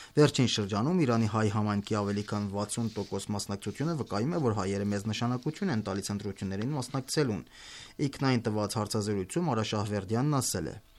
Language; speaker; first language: Armenian; native; Armenian